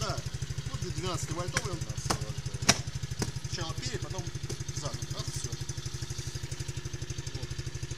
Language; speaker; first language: Russian; native; Russian